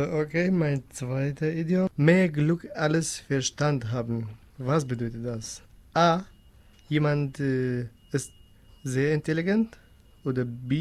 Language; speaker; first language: German; non-native, learner; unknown